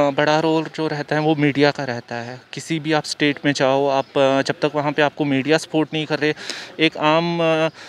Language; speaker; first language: Hindi; non-native, local second language; Kashmiri